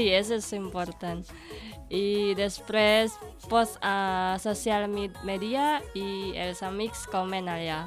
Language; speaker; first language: Catalan; non-native, learner; Indonesian